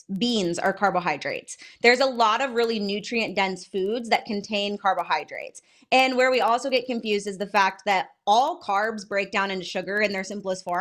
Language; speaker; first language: English; native; English